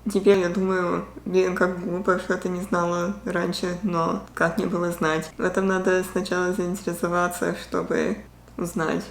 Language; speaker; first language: Russian; early bilingual, heritage; Russian